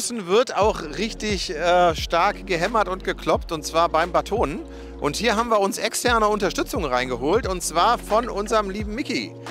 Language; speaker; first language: German; native; German